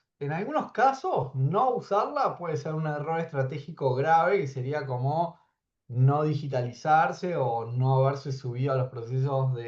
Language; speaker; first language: Spanish; native; Spanish